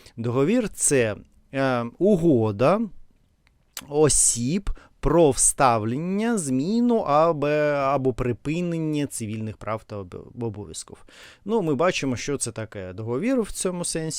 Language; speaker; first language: Ukrainian; non-native, learner; Russian